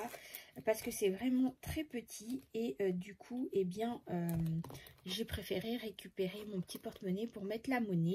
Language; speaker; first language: French; native; French